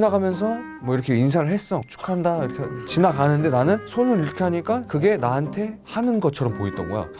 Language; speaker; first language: Korean; native; Korean